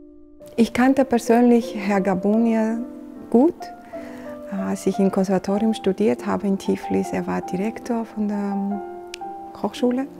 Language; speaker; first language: German; non-native, fluent; Georgian